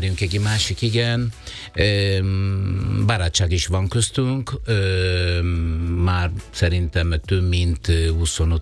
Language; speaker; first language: Hungarian; non-native, fluent; Italian